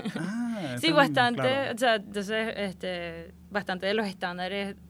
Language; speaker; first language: Spanish; native; Spanish